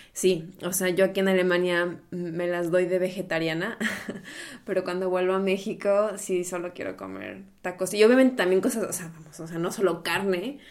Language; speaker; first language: Spanish; native; Spanish